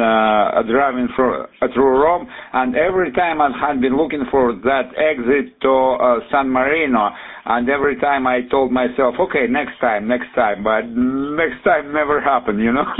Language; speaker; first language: English; non-native, fluent; Russian